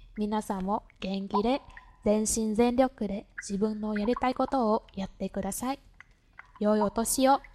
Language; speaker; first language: Japanese; non-native, fluent; Vietnamese